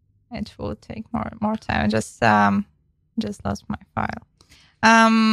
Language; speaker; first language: English; non-native, fluent; Ukrainian